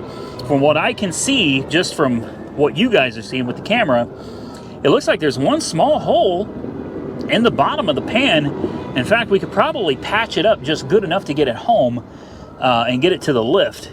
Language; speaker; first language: English; native; English